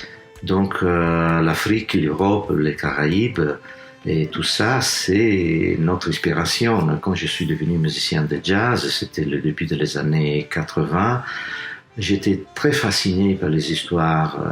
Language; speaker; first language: French; non-native, fluent; Italian